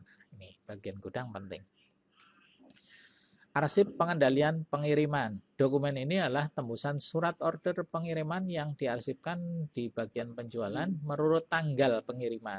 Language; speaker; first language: Indonesian; native; Indonesian